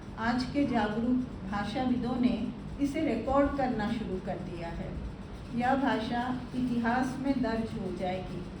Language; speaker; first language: Hindi; non-native, local second language; Gujarati